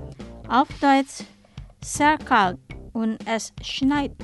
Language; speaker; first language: German; non-native, fluent; Indonesian